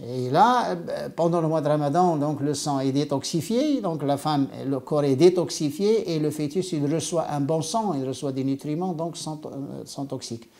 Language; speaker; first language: French; non-native, local second language; Arabic